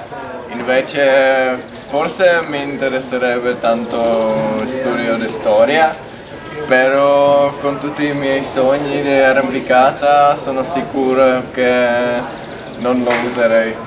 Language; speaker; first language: Italian; non-native, fluent; Czech